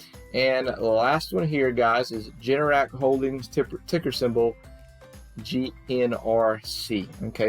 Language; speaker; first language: English; native; English